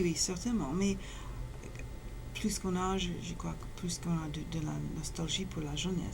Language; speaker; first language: French; non-native, fluent; English